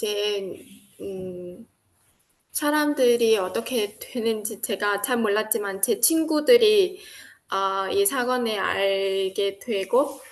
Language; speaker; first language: Korean; non-native, fluent; Vietnamese